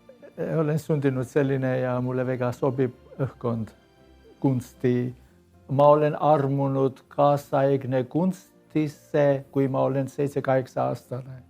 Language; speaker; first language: Estonian; non-native, learner; Armenian